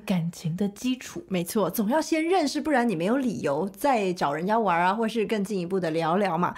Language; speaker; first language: Chinese; native; Chinese